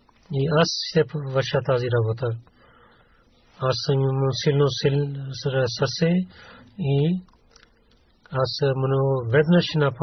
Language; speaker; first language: Bulgarian; non-native, learner; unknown